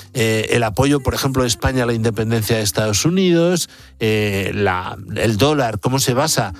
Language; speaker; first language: Spanish; native; Spanish